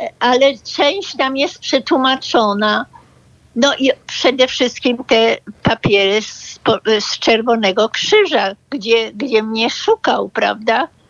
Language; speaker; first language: Polish; early bilingual, other home language; German